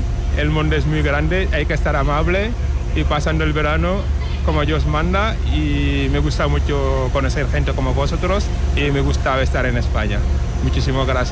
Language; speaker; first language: Spanish; non-native, learner; Wolof